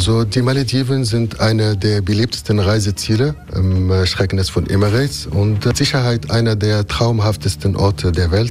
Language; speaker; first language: German; non-native, fluent; Arabic